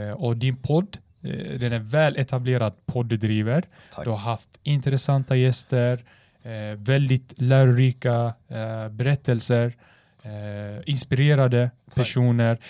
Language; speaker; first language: Swedish; early bilingual, other home language; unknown